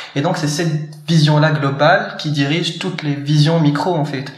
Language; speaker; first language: French; non-native, local second language; Arabic